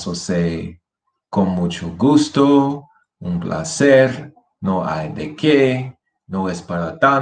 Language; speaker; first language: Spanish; non-native, fluent; English